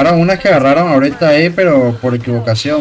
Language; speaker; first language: Spanish; native; Spanish